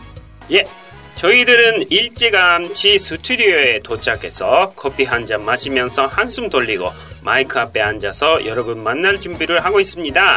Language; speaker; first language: Korean; non-native, fluent; Japanese